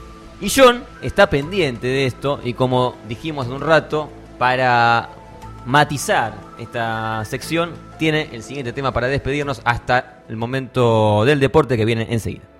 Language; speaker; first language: Spanish; native; Spanish